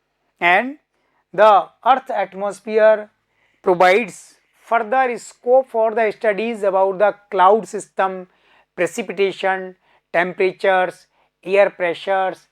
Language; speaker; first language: English; non-native, local second language; Hindi